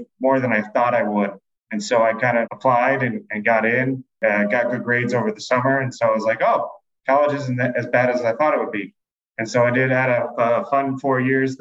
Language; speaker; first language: English; native; English